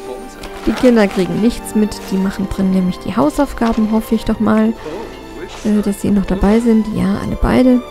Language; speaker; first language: German; native; German